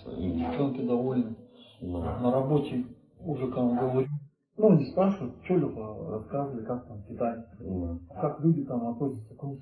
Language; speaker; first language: Russian; native; Russian